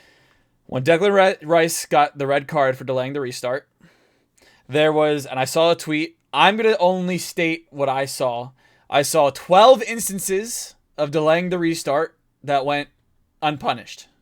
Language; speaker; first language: English; native; English